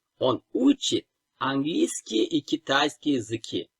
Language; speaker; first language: Russian; non-native, fluent; Turkish